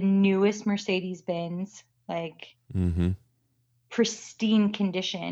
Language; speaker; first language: English; native; English